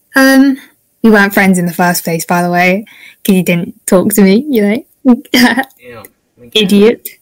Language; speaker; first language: English; native; English